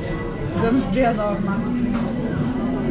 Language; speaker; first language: German; early bilingual, other home language; Arabic